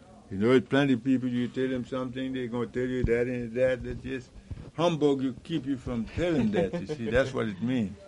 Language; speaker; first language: English; early bilingual, other home language; French